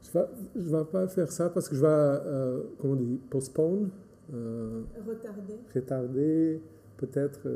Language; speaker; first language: French; non-native, fluent; Portuguese